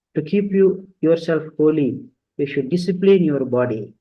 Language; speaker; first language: English; non-native, local second language; Telugu